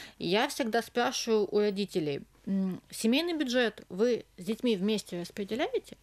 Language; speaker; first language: Russian; native; Russian